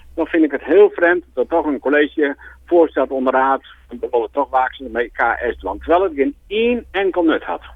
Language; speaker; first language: Dutch; non-native, local second language; Western Frisian